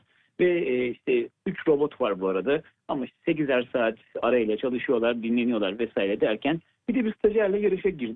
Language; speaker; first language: Turkish; native; Turkish